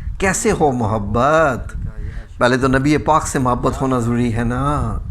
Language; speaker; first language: Urdu; native; Urdu